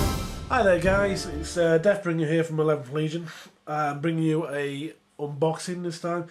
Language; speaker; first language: English; native; English